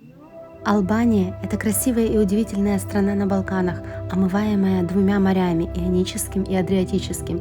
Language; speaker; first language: Russian; native; Russian